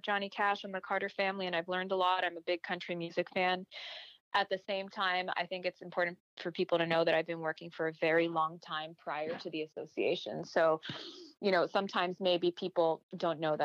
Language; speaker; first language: English; native; English